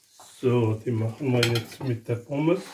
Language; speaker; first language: German; non-native, learner; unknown